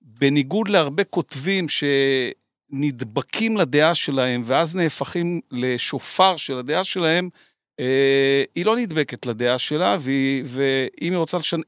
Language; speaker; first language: Hebrew; native; Hebrew